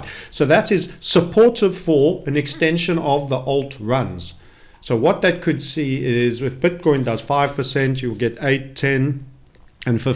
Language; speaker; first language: English; native; English